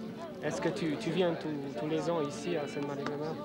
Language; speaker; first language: French; non-native, fluent; Hungarian